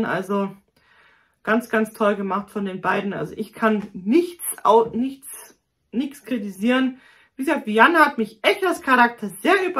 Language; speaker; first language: German; native; German